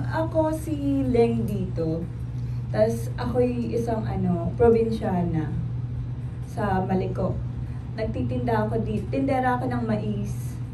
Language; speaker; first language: Filipino; non-native, local second language; Pampanga